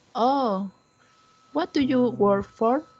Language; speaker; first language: English; non-native, learner; Spanish